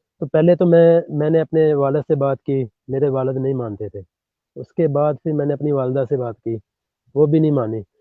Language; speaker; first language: Urdu; non-native, local second language; Punjabi